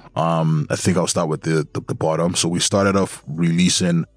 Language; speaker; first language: English; non-native, local second language; Yoruba